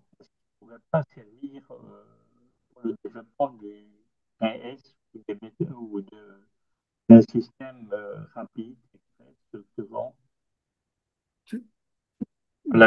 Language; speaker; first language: French; non-native, local second language; Dutch